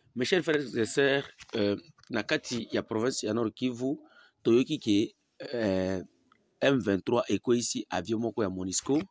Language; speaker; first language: Lingala; non-native, local second language; Swahili